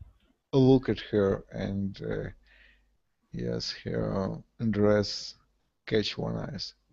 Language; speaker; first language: English; non-native, learner; Russian